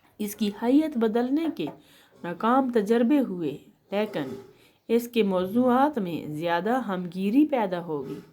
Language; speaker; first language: Urdu; non-native, local second language; Kashmiri